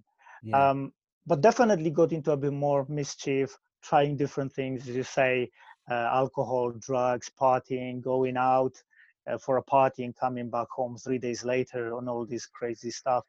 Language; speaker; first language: English; non-native, fluent; Polish